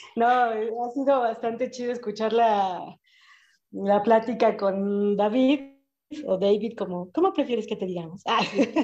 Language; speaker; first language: Spanish; native; Spanish